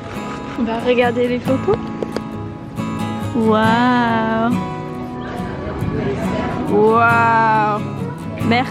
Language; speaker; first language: French; non-native, learner; English